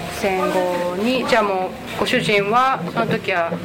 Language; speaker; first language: Japanese; native; Japanese